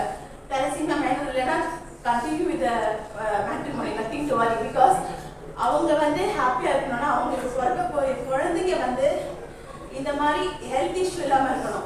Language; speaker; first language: Tamil; native; Tamil